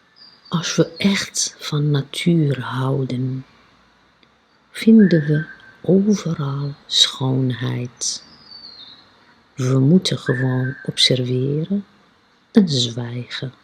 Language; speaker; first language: Dutch; non-native, fluent; Arabic